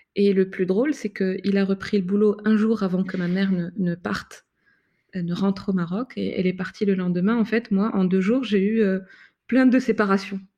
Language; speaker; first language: French; non-native, local second language; Arabic